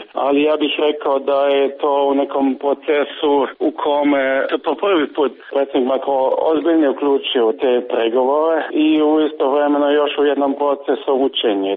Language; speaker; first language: Croatian; non-native, fluent; German